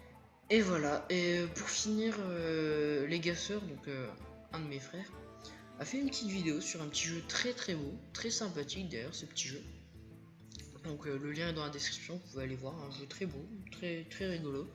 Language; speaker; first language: French; native; French